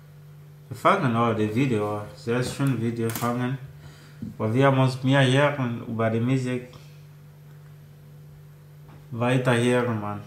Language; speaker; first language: German; non-native, learner; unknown